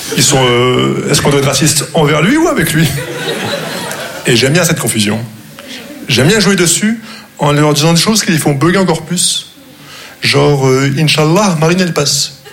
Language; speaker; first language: French; non-native, local second language; Arabic